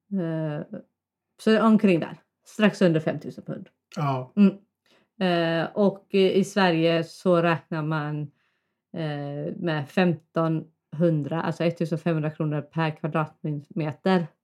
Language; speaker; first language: Swedish; native; Swedish